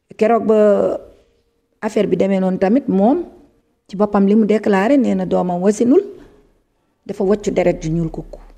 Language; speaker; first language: Wolof; native; Wolof